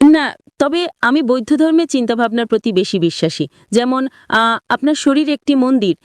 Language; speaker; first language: Bangla; non-native, fluent; Italian